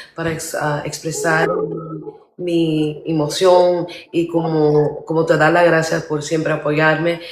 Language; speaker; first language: Spanish; early bilingual, other home language; English